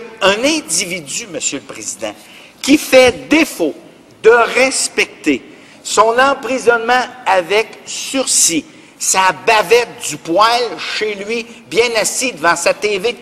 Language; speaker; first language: French; native; French